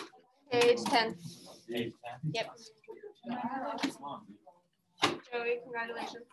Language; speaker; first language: English; native; English